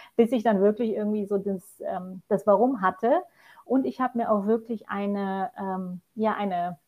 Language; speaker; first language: German; non-native, fluent; Polish